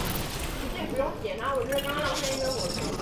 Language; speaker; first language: Chinese; native; Chinese